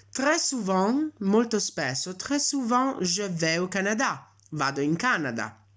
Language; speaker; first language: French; non-native, fluent; Italian